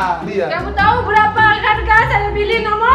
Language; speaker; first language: Indonesian; non-native, learner; Russian